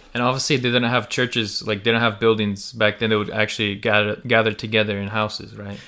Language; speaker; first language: English; early bilingual, other home language; Russian